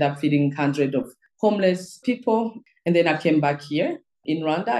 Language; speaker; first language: English; non-native, local second language; Kinyarwanda